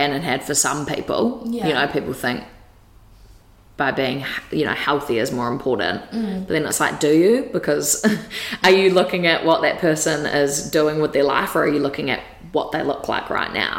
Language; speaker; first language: English; native; English